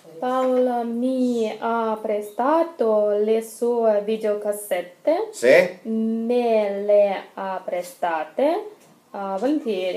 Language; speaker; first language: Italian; non-native, learner; Russian